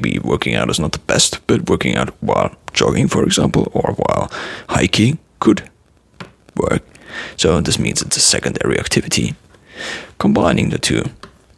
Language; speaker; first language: English; non-native, fluent; German